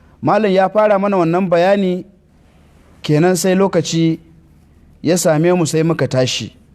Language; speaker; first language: Hausa; native; Hausa